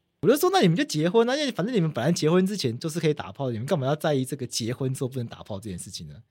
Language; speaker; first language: Chinese; native; Chinese